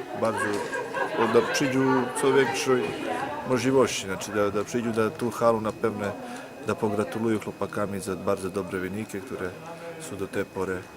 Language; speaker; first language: Polish; non-native, learner; Serbian